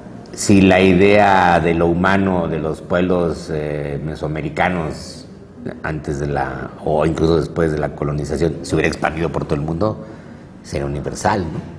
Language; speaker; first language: Spanish; native; Spanish